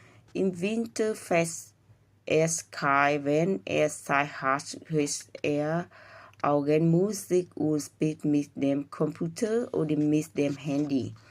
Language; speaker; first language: German; non-native, learner; Vietnamese